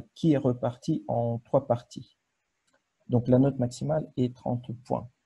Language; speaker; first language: French; non-native, fluent; Russian